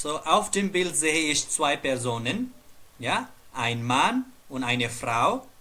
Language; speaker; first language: German; non-native, learner; Nepali